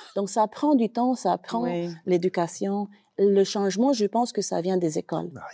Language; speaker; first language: French; non-native, fluent; Spanish